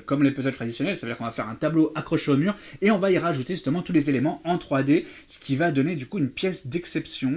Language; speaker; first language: French; native; French